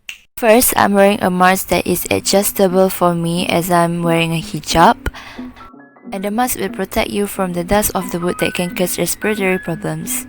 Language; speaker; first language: English; non-native, local second language; Malay